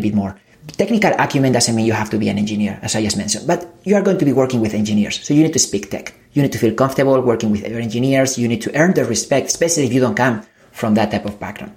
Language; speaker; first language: English; non-native, fluent; Spanish